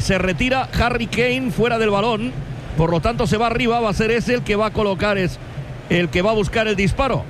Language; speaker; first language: Spanish; native; Spanish